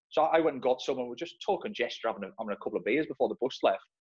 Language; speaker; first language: English; native; English